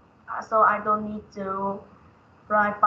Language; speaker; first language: English; non-native, learner; Vietnamese